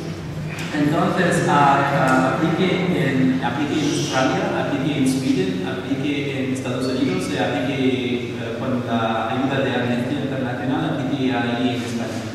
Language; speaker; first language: Spanish; non-native, learner; Arabic